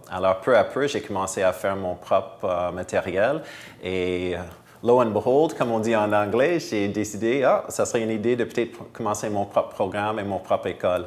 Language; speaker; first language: French; non-native, fluent; English